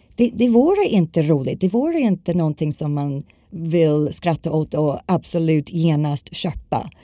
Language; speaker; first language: Swedish; non-native, fluent; English